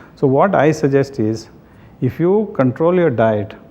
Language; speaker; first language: English; non-native, local second language; Kannada